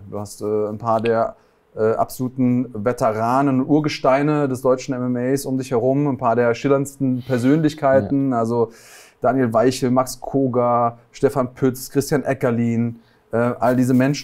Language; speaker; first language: German; native; German